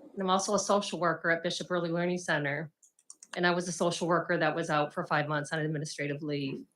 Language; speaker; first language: English; native; English